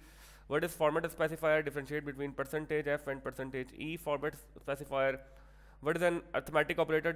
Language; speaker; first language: English; non-native, local second language; Urdu